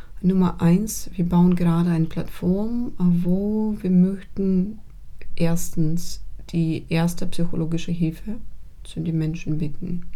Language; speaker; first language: German; non-native, fluent; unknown